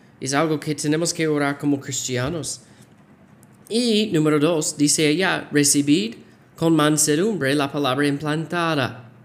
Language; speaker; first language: Spanish; non-native, fluent; English